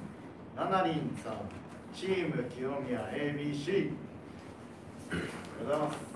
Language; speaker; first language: Japanese; native; Japanese